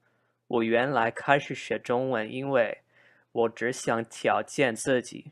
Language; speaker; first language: Chinese; non-native, learner; English